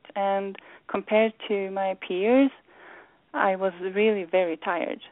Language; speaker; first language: English; non-native, fluent; Swedish